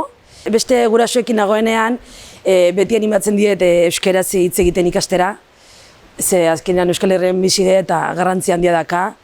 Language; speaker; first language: Basque; non-native, local second language; Arabic